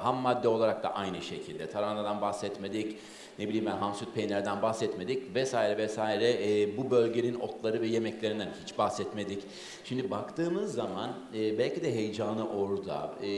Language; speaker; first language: Turkish; native; Turkish